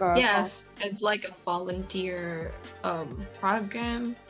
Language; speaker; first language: English; non-native, fluent; Indonesian